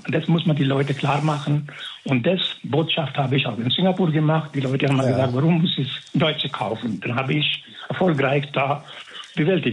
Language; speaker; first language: German; non-native, fluent; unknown